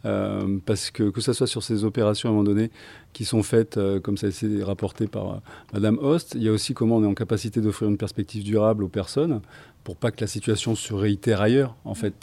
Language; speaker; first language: French; native; French